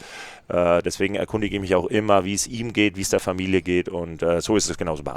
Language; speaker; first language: German; native; German